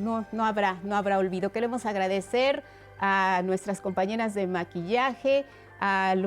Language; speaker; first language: Spanish; native; Spanish